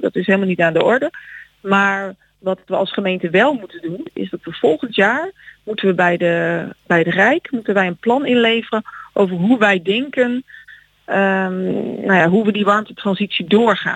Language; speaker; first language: Dutch; native; Dutch